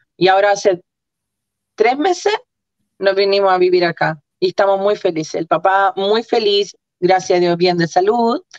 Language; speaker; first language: Spanish; early bilingual, other home language; Croatian